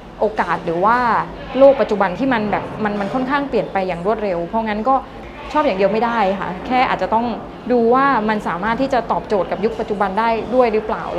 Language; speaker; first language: Thai; native; Thai